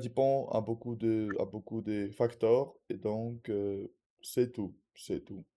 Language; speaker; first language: French; non-native, learner; Russian